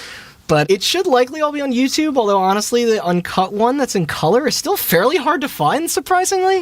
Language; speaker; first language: English; native; English